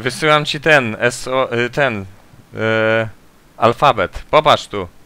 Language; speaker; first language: Polish; native; Polish